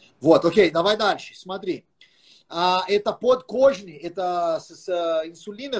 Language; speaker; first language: Russian; non-native, fluent; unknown